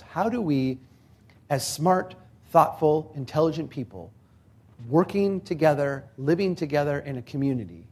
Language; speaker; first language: English; native; English